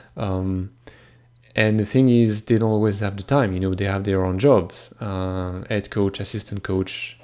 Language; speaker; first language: English; non-native, fluent; French